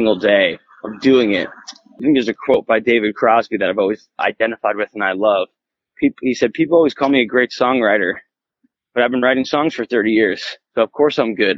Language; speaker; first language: English; native; English